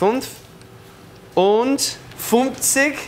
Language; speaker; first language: German; non-native, learner; English